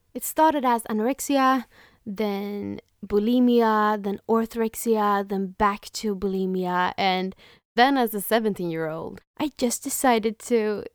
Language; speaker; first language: English; non-native, fluent; Swedish